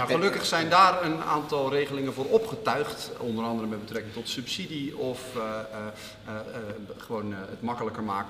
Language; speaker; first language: Dutch; native; Dutch